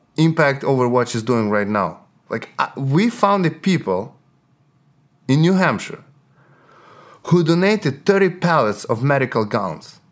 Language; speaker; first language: English; non-native, fluent; Ukrainian